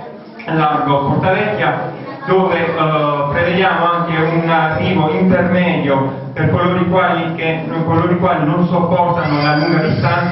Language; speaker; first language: Italian; native; Italian